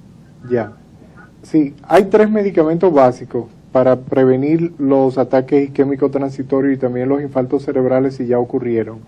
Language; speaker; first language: Spanish; native; Spanish